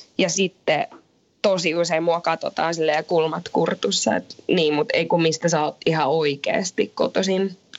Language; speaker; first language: Finnish; early bilingual, heritage; Finnish